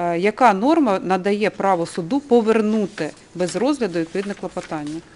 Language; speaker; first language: Ukrainian; native; Ukrainian